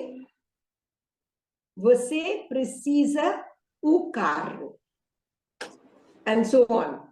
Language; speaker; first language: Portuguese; non-native, fluent; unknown